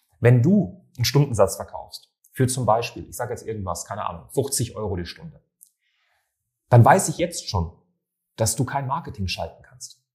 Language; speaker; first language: German; native; German